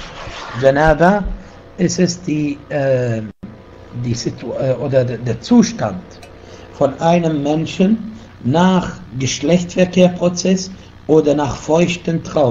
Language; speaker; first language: German; non-native, fluent; Arabic